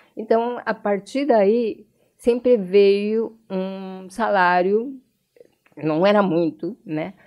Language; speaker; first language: Portuguese; non-native, fluent; Japanese